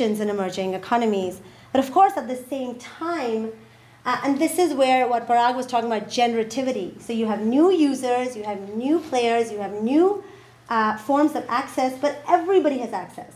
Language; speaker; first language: English; non-native, local second language; Urdu